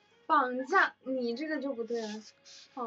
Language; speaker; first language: Chinese; native; Chinese